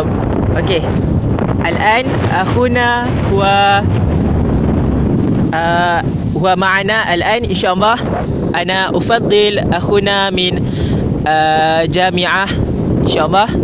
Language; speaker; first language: Arabic; non-native, learner; Indonesian